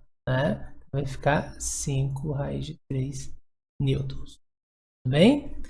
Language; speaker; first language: Portuguese; native; Portuguese